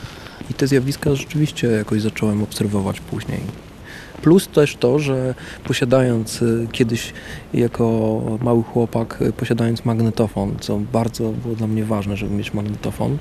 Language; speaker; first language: Polish; native; Polish